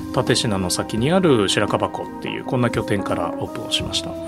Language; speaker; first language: Japanese; native; Japanese